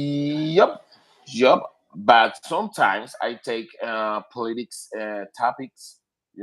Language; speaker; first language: English; non-native, learner; Spanish